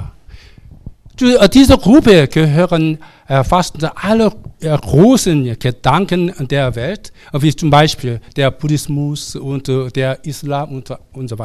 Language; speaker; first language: German; non-native, learner; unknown